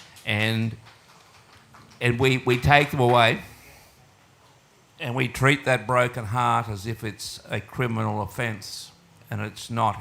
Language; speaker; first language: English; native; English